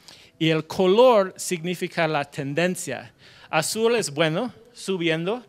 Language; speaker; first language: Spanish; non-native, fluent; English